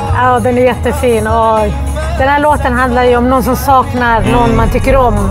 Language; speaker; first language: Swedish; early bilingual, other home language; Arabic